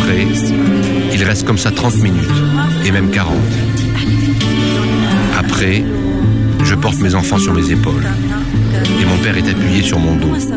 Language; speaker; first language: French; non-native, learner; Arabic